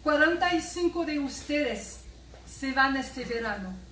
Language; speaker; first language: Spanish; non-native, fluent; French